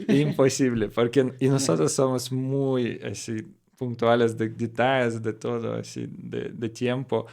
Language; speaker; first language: Spanish; non-native, learner; Russian